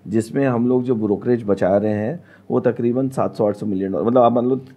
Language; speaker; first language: Hindi; native; Hindi